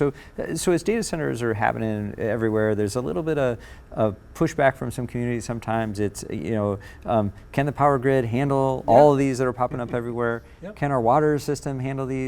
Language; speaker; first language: English; native; English